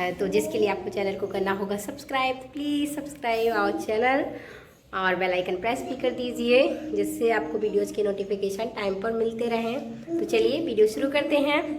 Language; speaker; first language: Hindi; native; Hindi